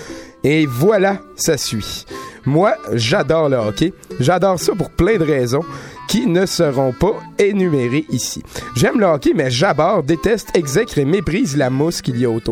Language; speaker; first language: French; native; French